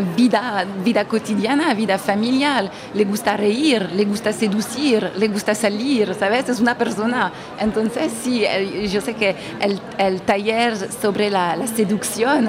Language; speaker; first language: Spanish; non-native, fluent; French